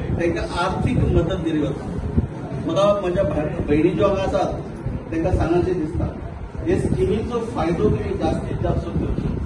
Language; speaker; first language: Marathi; non-native, local second language; Konkani